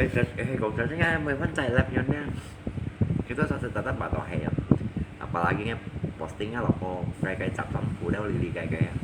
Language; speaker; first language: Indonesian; non-native, local second language; Hakka Chinese